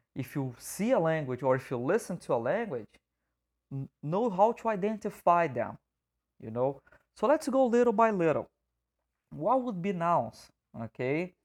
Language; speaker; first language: English; non-native, fluent; Portuguese